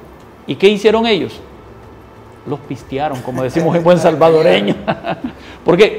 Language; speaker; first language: Spanish; native; Spanish